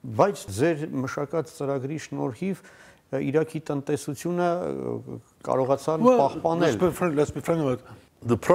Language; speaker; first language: Armenian; native; Armenian